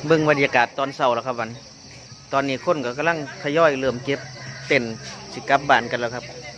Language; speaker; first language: Thai; native; Thai